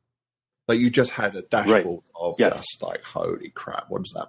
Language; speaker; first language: English; native; English